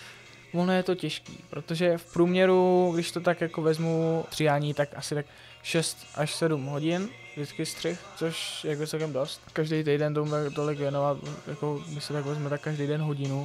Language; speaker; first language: Czech; native; Czech